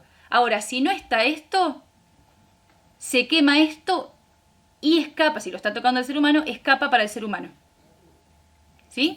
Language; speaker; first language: Spanish; native; Spanish